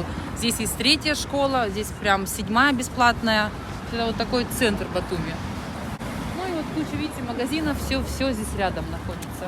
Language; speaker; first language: Russian; native; Russian